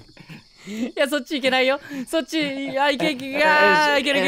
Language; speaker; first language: Japanese; native; Japanese